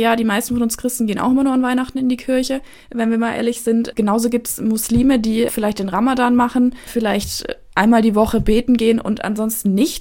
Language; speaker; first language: German; native; German